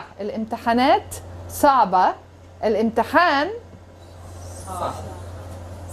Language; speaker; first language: Arabic; non-native, fluent; English